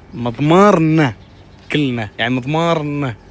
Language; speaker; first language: Arabic; native; Arabic